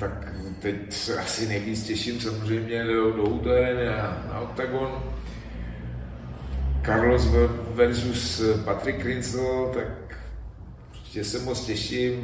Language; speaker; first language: Czech; native; Czech